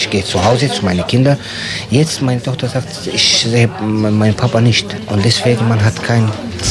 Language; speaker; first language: German; non-native, learner; Arabic